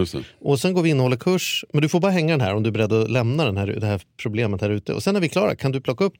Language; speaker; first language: Swedish; native; Swedish